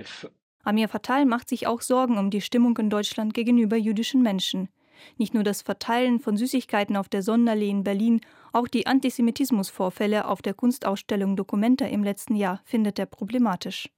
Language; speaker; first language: German; native; German